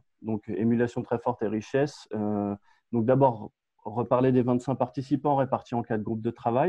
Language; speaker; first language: French; native; French